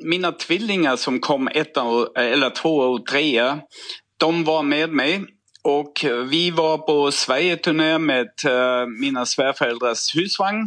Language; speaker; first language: Swedish; non-native, fluent; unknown